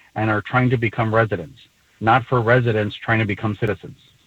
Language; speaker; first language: English; early bilingual, other home language; Spanish